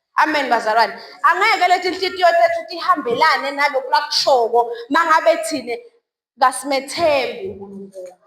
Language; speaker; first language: Zulu; non-native, local second language; Swati